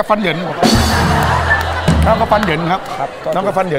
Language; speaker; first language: Thai; native; Thai